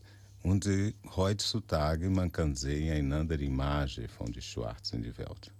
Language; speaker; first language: German; non-native, fluent; Portuguese